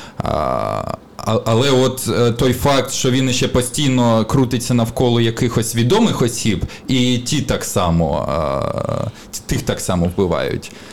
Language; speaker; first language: Ukrainian; native; Ukrainian